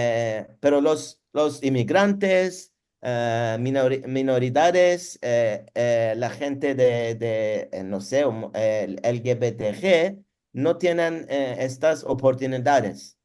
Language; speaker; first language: Spanish; non-native, learner; Turkish